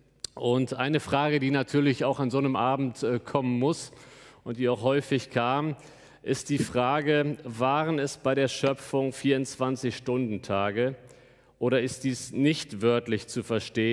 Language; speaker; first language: German; native; German